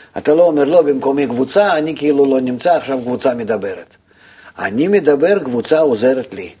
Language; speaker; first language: Hebrew; non-native, fluent; Russian